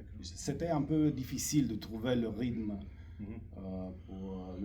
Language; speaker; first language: French; non-native, fluent; Romanian